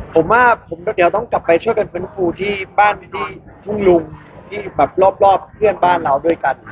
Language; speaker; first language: Thai; native; Thai